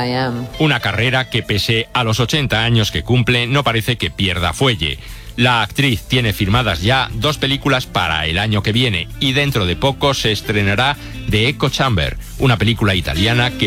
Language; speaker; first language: Spanish; native; Spanish